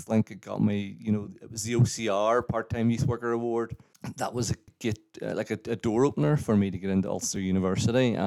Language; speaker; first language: English; native; English